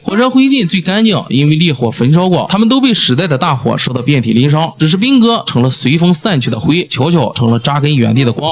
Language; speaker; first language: Chinese; native; Chinese